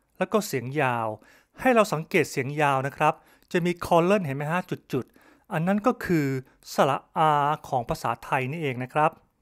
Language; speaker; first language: Thai; native; Thai